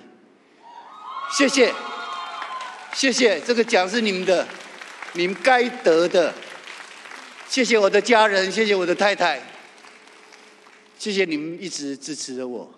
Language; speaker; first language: Chinese; native; Chinese